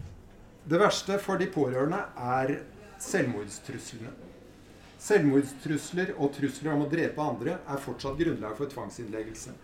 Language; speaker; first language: Norwegian; native; Norwegian